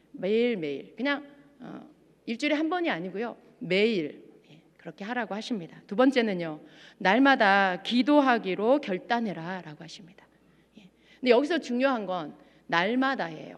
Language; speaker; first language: Korean; native; Korean